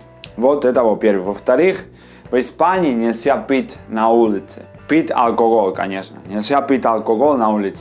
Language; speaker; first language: Russian; non-native, fluent; Spanish